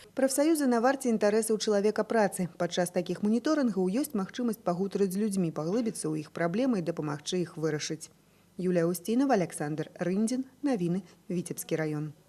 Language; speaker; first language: Belarusian; non-native, local second language; Russian